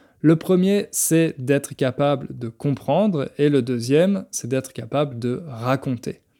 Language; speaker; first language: French; native; French